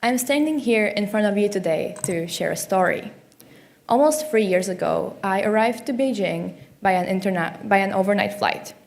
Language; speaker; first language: English; non-native, fluent; Slovak